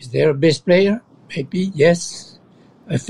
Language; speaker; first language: English; non-native, fluent; French